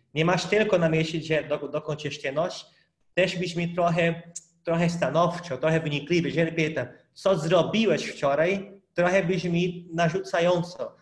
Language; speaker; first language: Polish; non-native, fluent; Portuguese